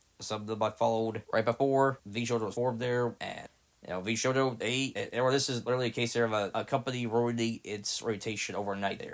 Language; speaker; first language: English; native; English